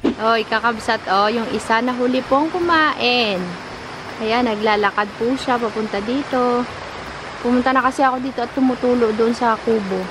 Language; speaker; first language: Filipino; non-native, local second language; Iloko